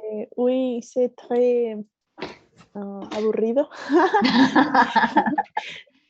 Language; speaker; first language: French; non-native, learner; Spanish